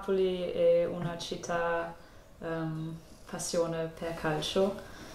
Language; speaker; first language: Italian; non-native, learner; German